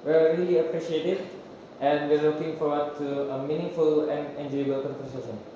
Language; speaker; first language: English; non-native, learner; Indonesian